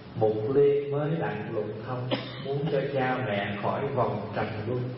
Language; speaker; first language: Vietnamese; early bilingual, heritage; Vietnamese